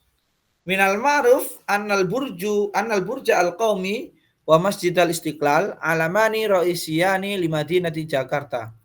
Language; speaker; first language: Arabic; non-native, fluent; Indonesian